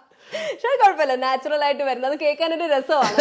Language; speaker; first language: Malayalam; native; Malayalam